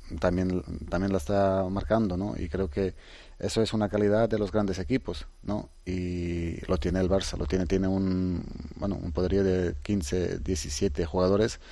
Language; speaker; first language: Spanish; early bilingual, heritage; Croatian